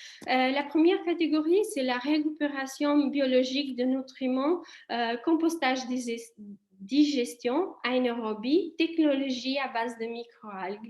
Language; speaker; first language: French; non-native, fluent; Italian